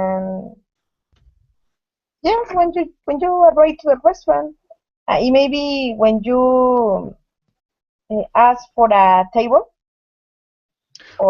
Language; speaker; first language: English; non-native, learner; Spanish